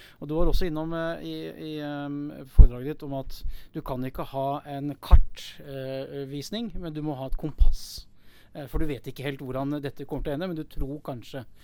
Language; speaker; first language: Norwegian; native; Norwegian